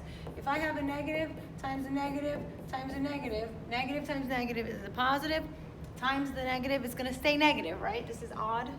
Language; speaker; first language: English; native; English